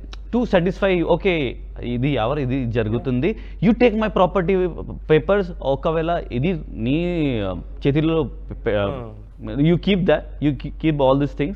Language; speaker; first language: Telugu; non-native, local second language; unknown